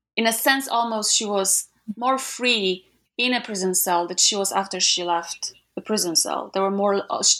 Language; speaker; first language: English; non-native, fluent; Polish